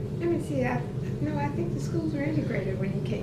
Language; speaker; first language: English; native; English